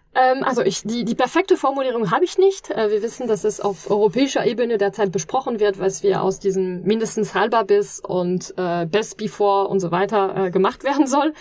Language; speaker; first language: German; non-native, fluent; French